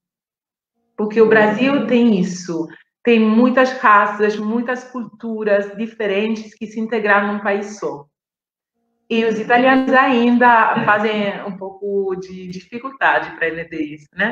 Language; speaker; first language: Portuguese; non-native, fluent; Italian